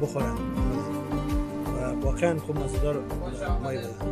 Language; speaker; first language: Persian; native; Persian